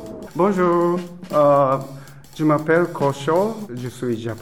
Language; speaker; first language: French; non-native, learner; Japanese